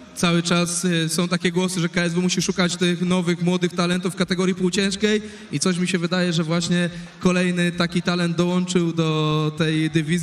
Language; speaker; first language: Polish; native; Polish